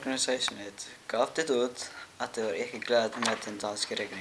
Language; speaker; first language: Danish; non-native, learner; Icelandic